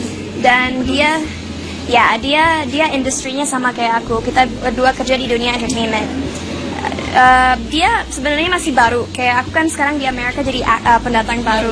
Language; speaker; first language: Indonesian; non-native, local second language; English